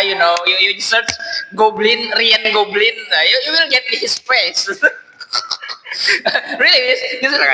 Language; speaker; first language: English; non-native, learner; Indonesian